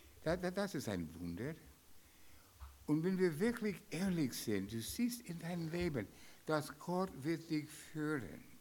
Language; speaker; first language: German; non-native, fluent; English